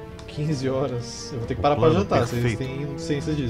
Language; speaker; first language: Portuguese; native; Portuguese